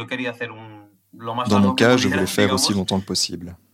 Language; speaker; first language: French; non-native, fluent; Spanish